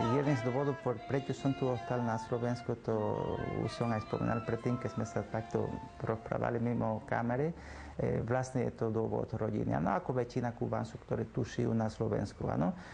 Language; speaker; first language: Slovak; non-native, fluent; Spanish